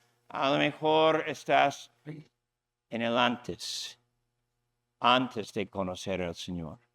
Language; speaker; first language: Spanish; non-native, fluent; English